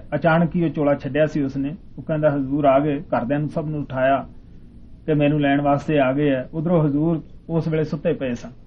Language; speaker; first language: Punjabi; native; Punjabi